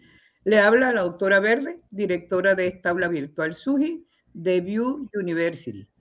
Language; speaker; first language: Spanish; native; Spanish